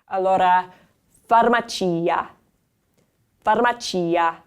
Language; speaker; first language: Italian; non-native, fluent; English